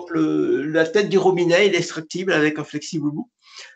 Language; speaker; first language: French; native; French